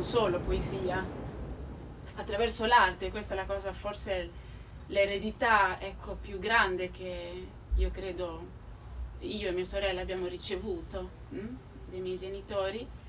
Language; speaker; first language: Italian; non-native, fluent; Spanish